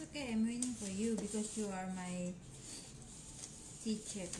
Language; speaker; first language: English; non-native, local second language; Filipino